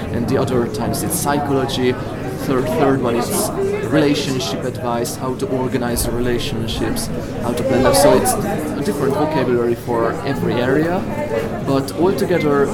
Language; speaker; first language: English; non-native, fluent; Hebrew